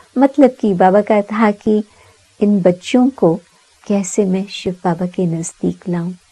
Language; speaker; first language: Hindi; early bilingual, heritage; Sindhi